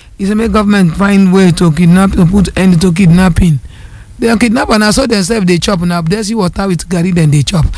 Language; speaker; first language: Nigerian Pidgin; non-native, local second language; Yoruba